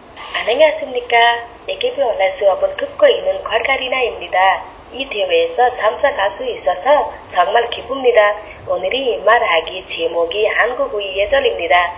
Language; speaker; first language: Korean; non-native, learner; Nepali